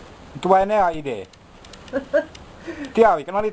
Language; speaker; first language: Bulgarian; non-native, learner; Finnish